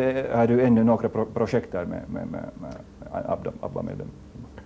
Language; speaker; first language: Swedish; non-native, local second language; Finnish